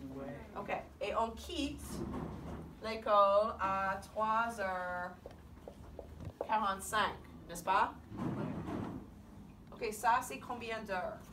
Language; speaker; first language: French; non-native, fluent; English